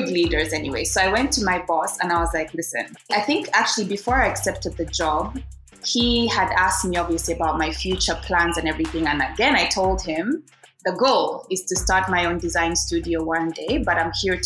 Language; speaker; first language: English; non-native, local second language; Ganda